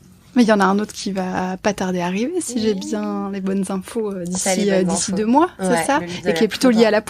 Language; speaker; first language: French; native; French